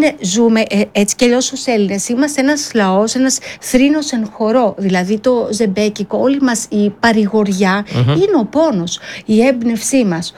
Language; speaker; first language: Greek; early bilingual, heritage; Greek